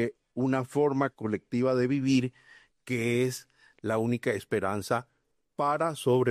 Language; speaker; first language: Spanish; native; Spanish